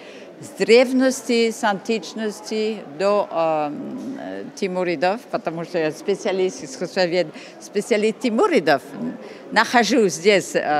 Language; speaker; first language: Russian; non-native, fluent; French